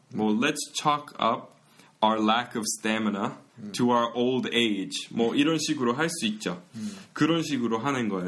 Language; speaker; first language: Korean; non-native, fluent; English